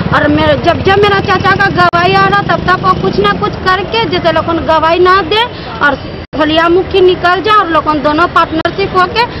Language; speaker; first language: Hindi; native; Hindi